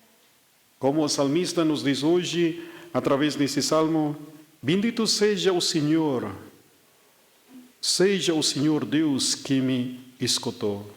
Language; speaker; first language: Portuguese; non-native, fluent; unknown